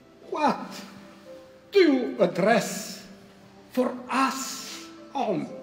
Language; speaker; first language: English; non-native, learner; Romanian